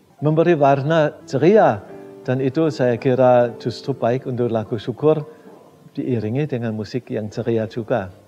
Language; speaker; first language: Indonesian; non-native, fluent; German